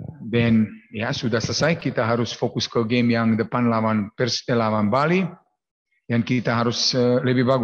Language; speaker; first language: Indonesian; non-native, learner; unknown